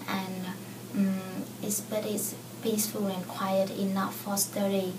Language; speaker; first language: English; non-native, fluent; Vietnamese